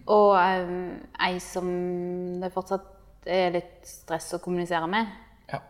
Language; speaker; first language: Norwegian; native; Norwegian